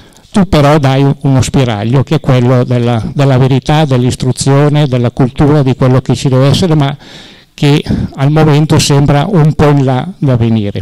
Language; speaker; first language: Italian; native; Italian